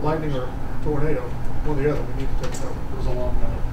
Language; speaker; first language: English; native; English